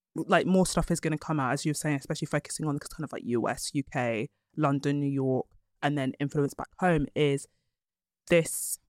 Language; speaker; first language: English; early bilingual, other home language; Yoruba